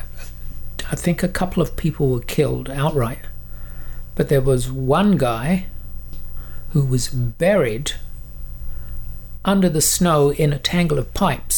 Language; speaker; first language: English; native; English